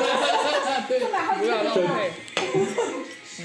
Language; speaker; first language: Chinese; non-native, learner; English